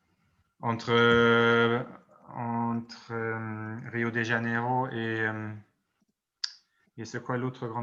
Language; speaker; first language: French; non-native, fluent; German